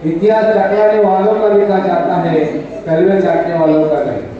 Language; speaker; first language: Hindi; non-native, local second language; Marathi